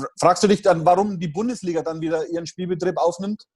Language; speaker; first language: German; native; German